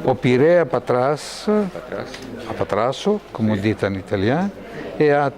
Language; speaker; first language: French; non-native, fluent; Greek